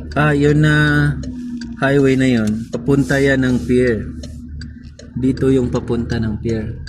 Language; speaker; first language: Filipino; non-native, local second language; Cebuano